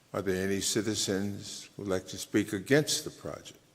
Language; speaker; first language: English; native; English